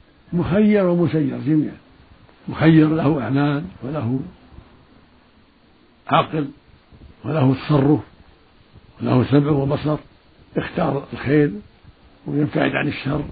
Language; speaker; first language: Arabic; native; Arabic